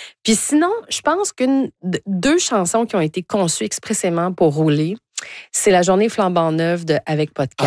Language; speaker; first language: French; native; French